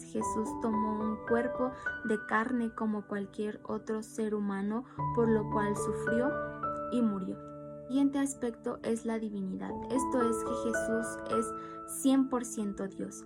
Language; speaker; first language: Spanish; native; Spanish